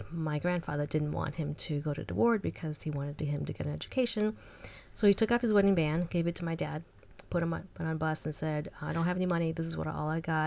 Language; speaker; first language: English; early bilingual, other home language; Chinese